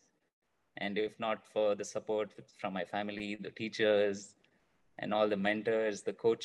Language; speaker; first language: English; non-native, local second language; Kannada